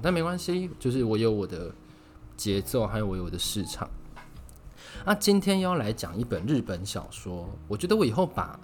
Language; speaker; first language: Chinese; native; Chinese